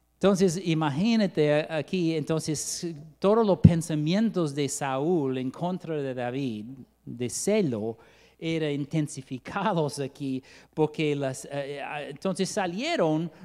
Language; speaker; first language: Spanish; non-native, fluent; English